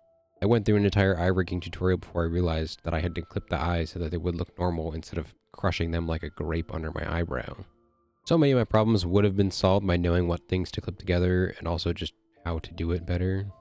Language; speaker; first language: English; native; English